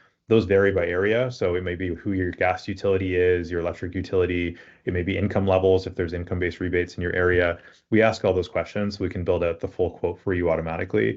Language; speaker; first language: English; native; English